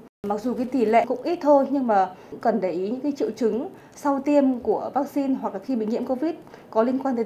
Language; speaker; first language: Vietnamese; native; Vietnamese